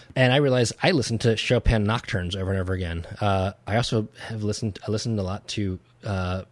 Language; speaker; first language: English; native; English